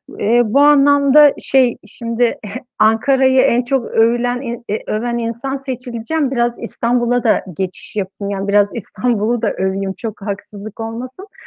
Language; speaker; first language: Turkish; native; Turkish